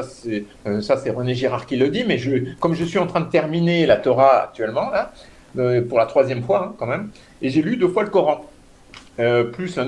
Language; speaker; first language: French; native; French